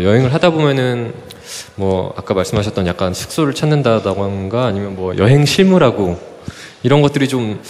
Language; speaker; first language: Korean; native; Korean